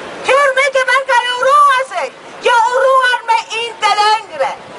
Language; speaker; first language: Swedish; non-native, fluent; Polish